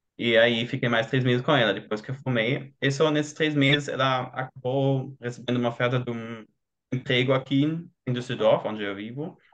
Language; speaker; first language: Portuguese; non-native, fluent; German